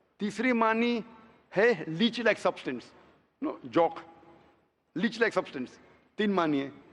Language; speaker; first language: Hindi; non-native, local second language; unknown